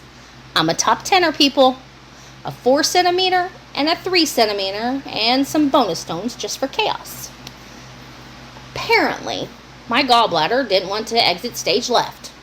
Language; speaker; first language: English; native; English